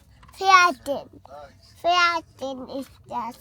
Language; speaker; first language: German; early bilingual, other home language; Indonesian